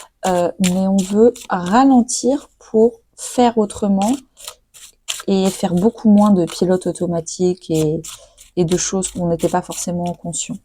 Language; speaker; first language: French; native; French